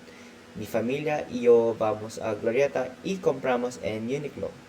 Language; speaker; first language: Spanish; non-native, learner; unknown